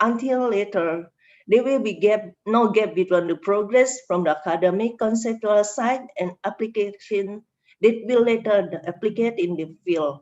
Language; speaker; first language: English; non-native, learner; Indonesian